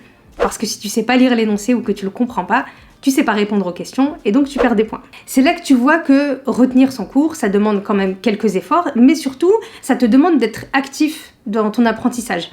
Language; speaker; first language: French; native; French